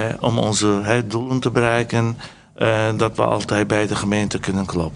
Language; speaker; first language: Dutch; non-native, fluent; Turkish